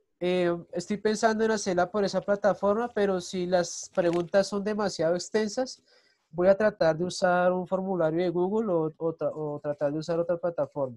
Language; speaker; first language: Spanish; native; Spanish